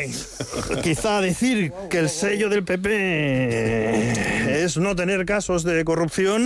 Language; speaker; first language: Spanish; native; Spanish